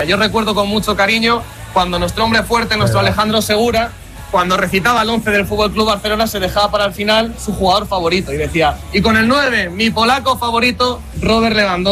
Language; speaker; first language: Spanish; native; Spanish